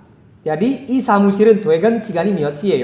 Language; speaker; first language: Korean; non-native, fluent; Indonesian